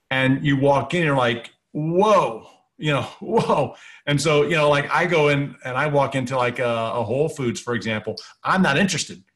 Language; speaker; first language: English; native; English